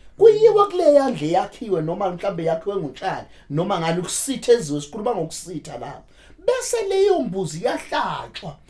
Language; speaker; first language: Zulu; native; Zulu